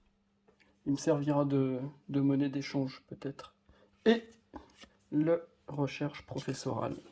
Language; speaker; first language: French; native; French